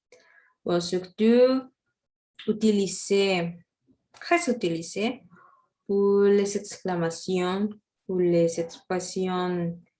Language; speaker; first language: French; non-native, learner; Spanish